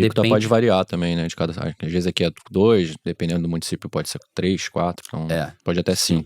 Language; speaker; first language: Portuguese; native; Portuguese